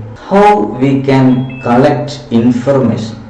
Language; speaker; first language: English; non-native, local second language; Malayalam